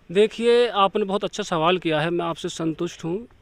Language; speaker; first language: Hindi; native; Hindi